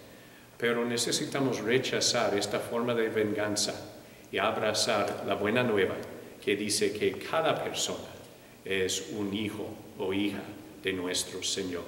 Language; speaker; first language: Spanish; non-native, fluent; English